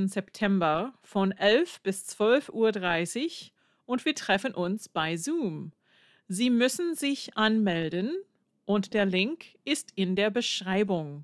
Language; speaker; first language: German; non-native, fluent; English